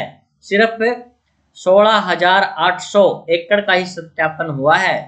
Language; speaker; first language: Hindi; native; Hindi